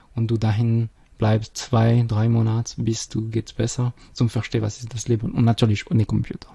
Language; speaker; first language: German; non-native, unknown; French